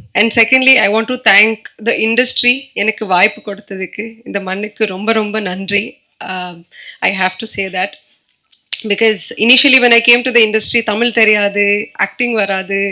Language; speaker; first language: Tamil; non-native, learner; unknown